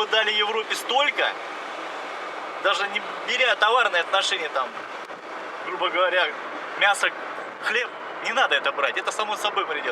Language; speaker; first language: Russian; native; Russian